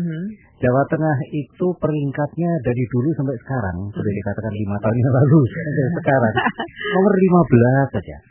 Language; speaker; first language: Indonesian; native; Indonesian